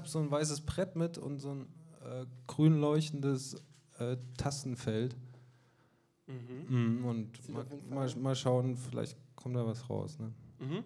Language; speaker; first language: German; non-native, learner; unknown